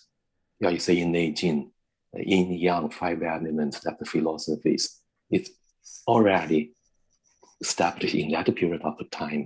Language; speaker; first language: English; non-native, learner; Chinese